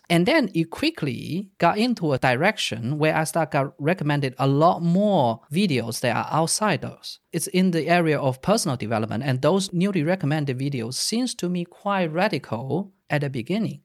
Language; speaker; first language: English; non-native, fluent; Chinese